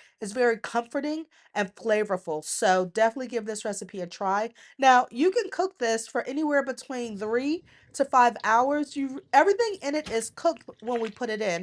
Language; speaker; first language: English; native; English